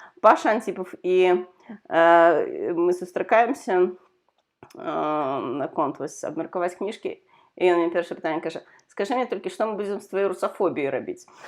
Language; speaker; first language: Belarusian; non-native, local second language; Russian